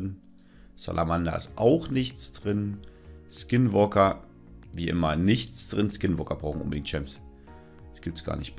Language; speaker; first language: German; native; German